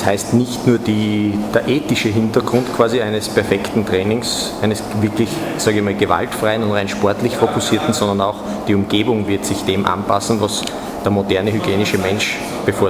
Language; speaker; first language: German; native; German